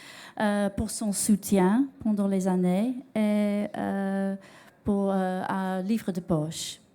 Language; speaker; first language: French; non-native, learner; English